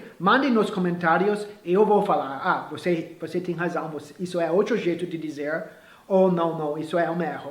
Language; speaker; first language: Portuguese; non-native, fluent; English